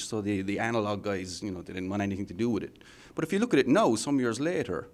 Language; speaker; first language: English; native; English